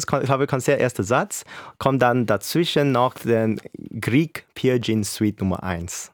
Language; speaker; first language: German; non-native, fluent; English